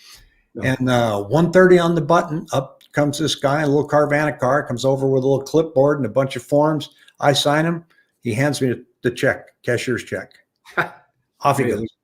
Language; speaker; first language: English; native; English